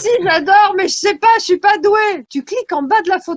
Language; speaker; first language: French; native; French